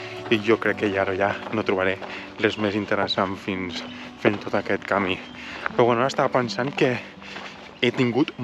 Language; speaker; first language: Catalan; native; Catalan